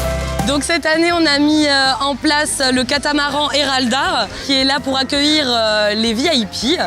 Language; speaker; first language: French; native; French